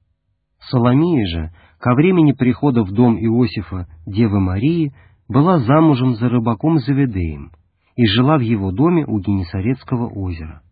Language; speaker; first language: Russian; native; Russian